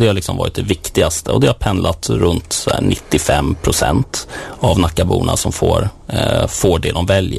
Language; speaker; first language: Swedish; native; Swedish